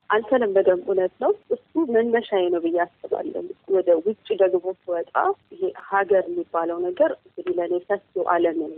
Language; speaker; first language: Amharic; native; Amharic